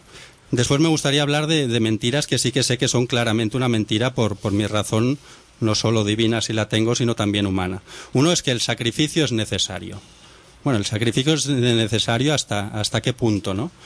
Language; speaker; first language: Spanish; native; Spanish